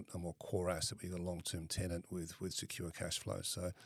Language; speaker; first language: English; native; English